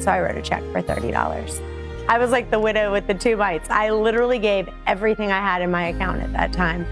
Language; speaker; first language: English; native; English